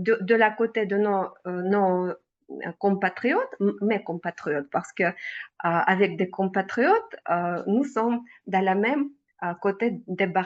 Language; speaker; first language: French; non-native, learner; Russian